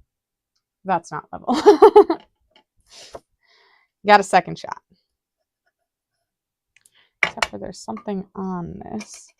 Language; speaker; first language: English; native; English